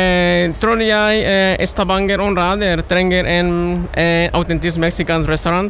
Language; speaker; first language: Norwegian; non-native, learner; Spanish